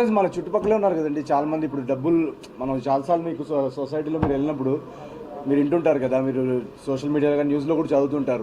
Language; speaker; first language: Telugu; native; Telugu